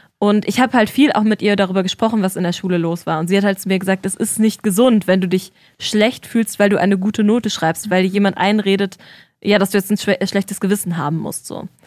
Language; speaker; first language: German; native; German